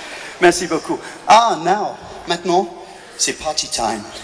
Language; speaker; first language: French; non-native, learner; English